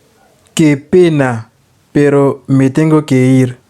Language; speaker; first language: Spanish; non-native, learner; Haitian Creole